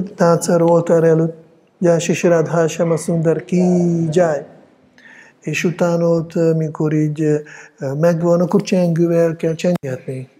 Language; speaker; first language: Hungarian; non-native, fluent; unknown